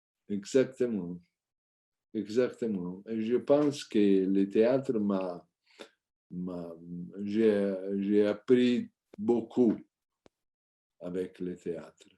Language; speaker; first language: French; non-native, learner; Italian